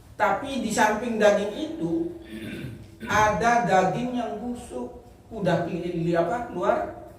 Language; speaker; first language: Indonesian; native; Indonesian